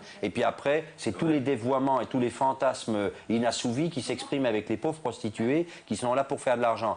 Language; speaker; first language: French; native; French